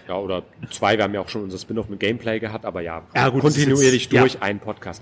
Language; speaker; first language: German; native; German